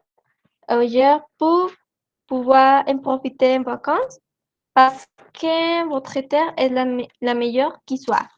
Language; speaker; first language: French; non-native, learner; Spanish